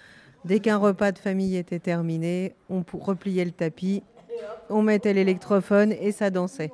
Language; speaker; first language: French; native; French